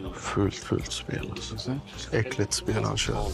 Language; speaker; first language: Swedish; non-native, fluent; Arabic